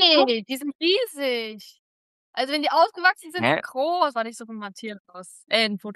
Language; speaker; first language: German; native; German